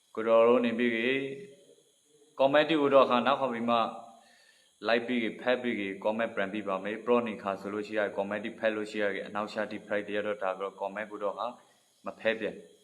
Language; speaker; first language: Burmese; native; Burmese